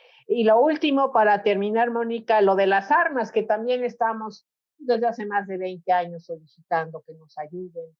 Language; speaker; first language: Spanish; native; Spanish